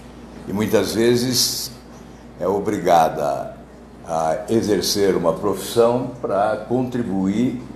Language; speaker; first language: Portuguese; native; Portuguese